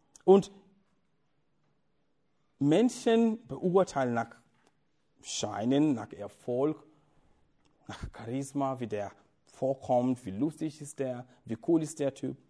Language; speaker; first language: German; non-native, fluent; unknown